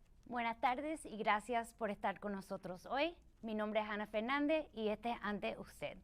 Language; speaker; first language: Spanish; early bilingual, other home language; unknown